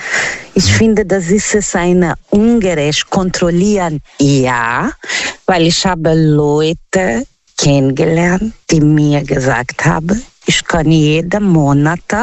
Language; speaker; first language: German; non-native, fluent; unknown